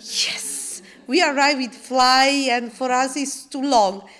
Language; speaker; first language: English; non-native, learner; Italian